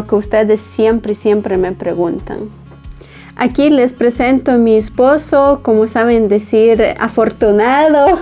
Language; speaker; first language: Spanish; non-native, fluent; Ukrainian